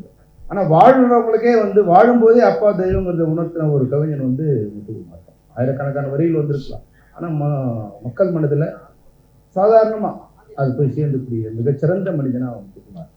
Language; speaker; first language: Tamil; native; Tamil